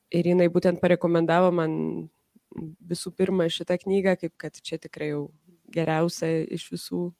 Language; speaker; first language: Lithuanian; early bilingual, heritage; Lithuanian